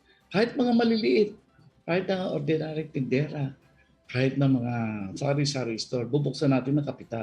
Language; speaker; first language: Filipino; native; Filipino